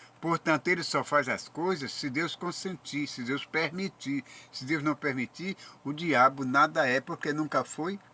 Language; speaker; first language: Portuguese; native; Portuguese